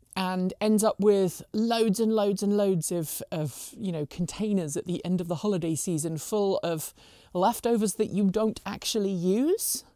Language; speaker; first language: English; native; English